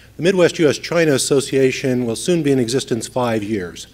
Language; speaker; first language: English; native; English